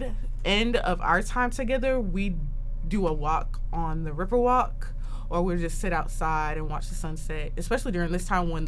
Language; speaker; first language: English; native; English